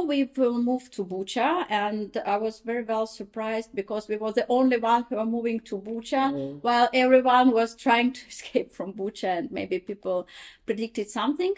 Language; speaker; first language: English; non-native, fluent; Ukrainian